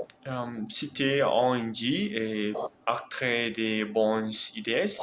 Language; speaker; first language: French; non-native, learner; Spanish